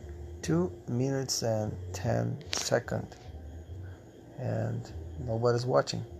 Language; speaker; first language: English; non-native, fluent; Portuguese